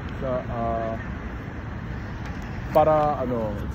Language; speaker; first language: Filipino; non-native, learner; Korean